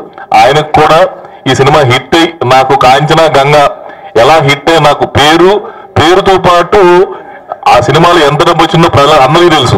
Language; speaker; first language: Telugu; native; Telugu